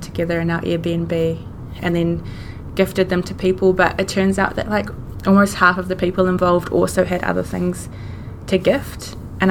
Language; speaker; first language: English; native; English